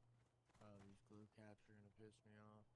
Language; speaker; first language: English; native; English